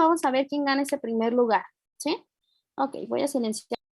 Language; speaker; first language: Spanish; native; Spanish